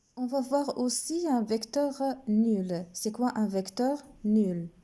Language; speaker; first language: French; non-native, local second language; Arabic